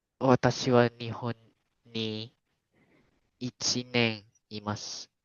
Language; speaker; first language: Japanese; non-native, learner; Malay